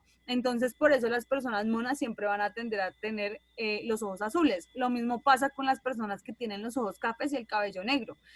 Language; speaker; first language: Spanish; native; Spanish